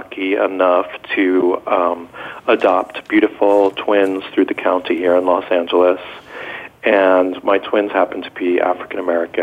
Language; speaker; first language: English; native; English